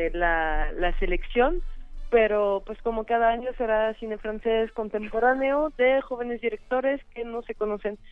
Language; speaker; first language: Spanish; non-native, fluent; French